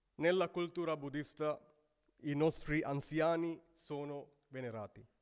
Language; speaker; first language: Italian; non-native, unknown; Sinhala